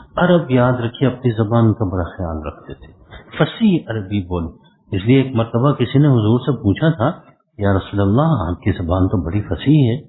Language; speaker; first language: Urdu; non-native, local second language; Khowar